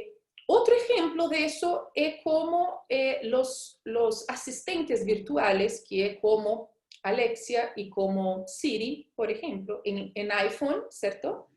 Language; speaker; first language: Spanish; non-native, fluent; Portuguese